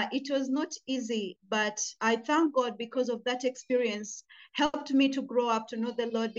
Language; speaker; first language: English; non-native, local second language; Luyia